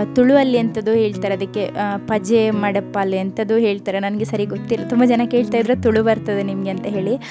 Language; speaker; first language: Kannada; non-native, local second language; Konkani